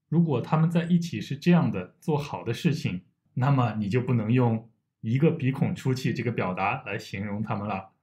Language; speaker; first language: Chinese; native; Chinese